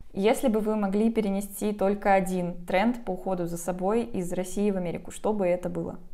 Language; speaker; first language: Russian; native; Russian